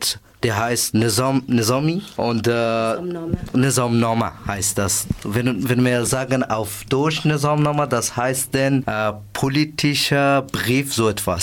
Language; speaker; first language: German; non-native, learner; Persian